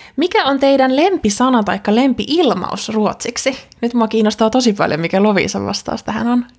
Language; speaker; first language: Finnish; native; Finnish